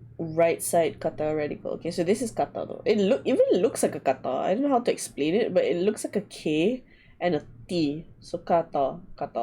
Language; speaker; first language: English; non-native, learner; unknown